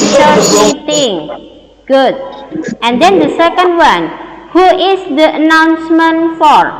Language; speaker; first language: English; non-native, learner; Indonesian